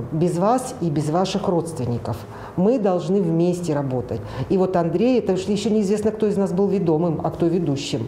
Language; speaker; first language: Russian; native; Russian